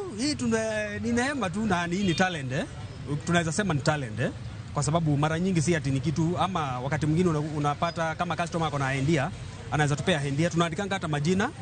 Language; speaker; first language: Swahili; non-native, local second language; Kamba